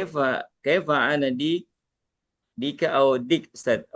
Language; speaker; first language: Arabic; non-native, learner; Indonesian